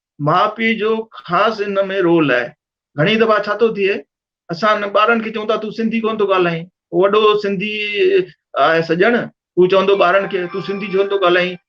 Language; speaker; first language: Sindhi; early bilingual, heritage; Sindhi